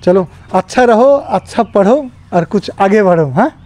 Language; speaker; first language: Hindi; non-native, local second language; Bangla